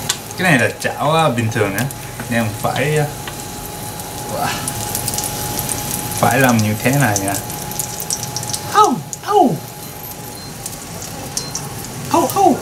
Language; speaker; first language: Vietnamese; non-native, learner; Japanese